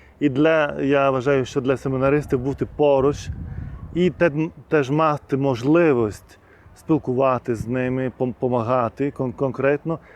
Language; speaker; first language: Ukrainian; non-native, fluent; Lithuanian